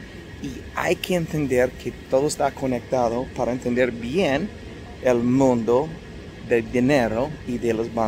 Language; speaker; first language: Spanish; non-native, fluent; English